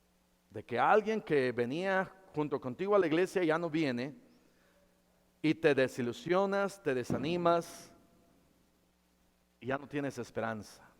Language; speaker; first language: Spanish; native; Spanish